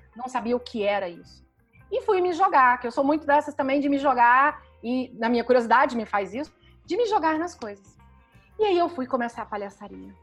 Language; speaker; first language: Portuguese; native; Portuguese